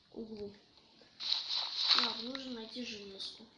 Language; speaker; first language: Russian; native; Russian